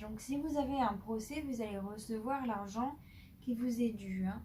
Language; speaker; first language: French; native; French